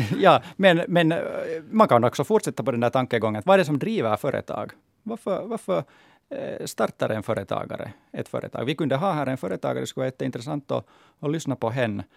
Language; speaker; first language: Swedish; native; Swedish